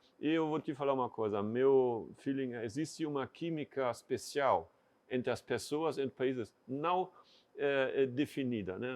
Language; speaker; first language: Portuguese; non-native, fluent; German